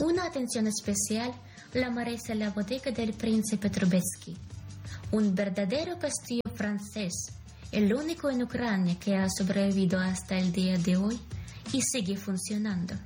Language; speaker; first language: Spanish; non-native, fluent; Ukrainian